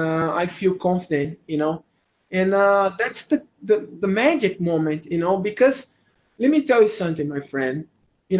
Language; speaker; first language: English; non-native, learner; Portuguese